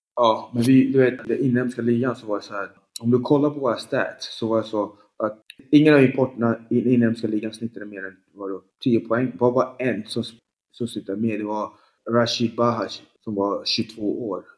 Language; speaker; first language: Swedish; early bilingual, other home language; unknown